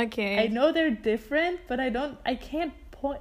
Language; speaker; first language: English; non-native, fluent; German